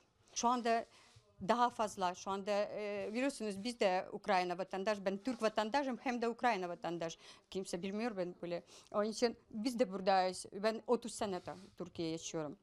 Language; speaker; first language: Turkish; non-native, learner; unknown